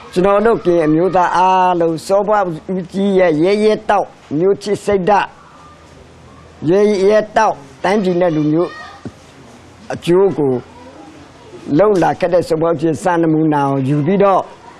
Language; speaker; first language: Burmese; non-native, local second language; Karen languages